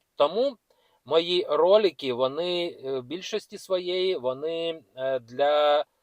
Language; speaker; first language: Ukrainian; non-native, local second language; Russian